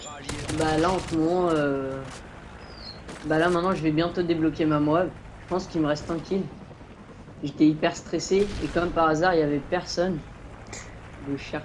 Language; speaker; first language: French; native; French